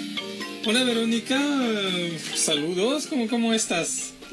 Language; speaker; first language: Spanish; non-native, fluent; French